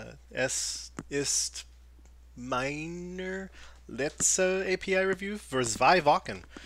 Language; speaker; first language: German; non-native, learner; English